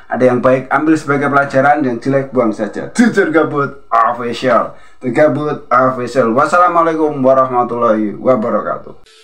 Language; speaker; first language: Indonesian; native; Indonesian